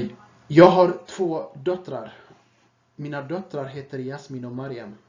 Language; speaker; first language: Swedish; non-native, fluent; Tigrinya